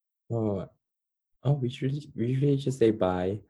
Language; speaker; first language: English; non-native, fluent; Khmer